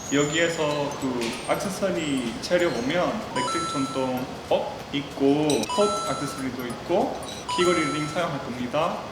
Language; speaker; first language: Korean; non-native, learner; Spanish